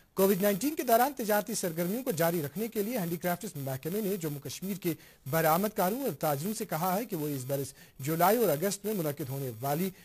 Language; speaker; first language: Urdu; non-native, local second language; Kashmiri